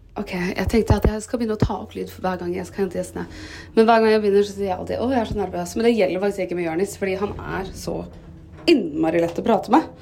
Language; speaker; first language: Norwegian; native; Norwegian